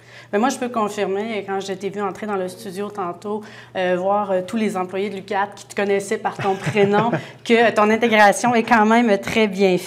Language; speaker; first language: French; native; French